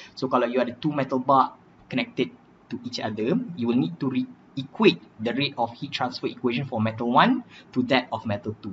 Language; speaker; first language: English; non-native, local second language; Malay